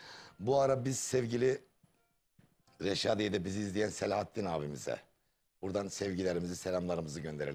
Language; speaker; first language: Turkish; native; Turkish